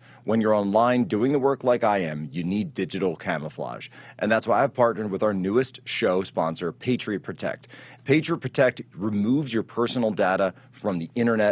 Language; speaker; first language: English; native; English